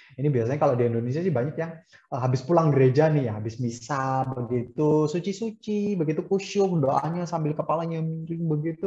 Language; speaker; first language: Indonesian; native; Indonesian